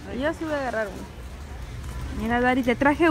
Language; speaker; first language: Spanish; native; Spanish